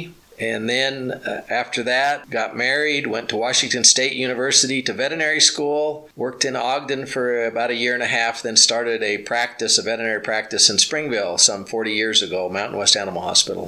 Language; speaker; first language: English; native; English